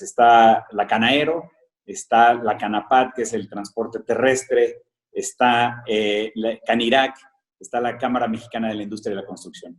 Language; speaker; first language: Spanish; native; Spanish